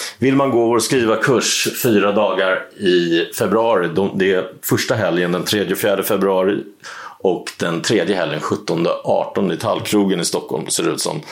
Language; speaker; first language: Swedish; native; Swedish